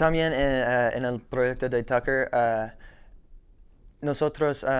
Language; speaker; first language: Spanish; non-native, learner; English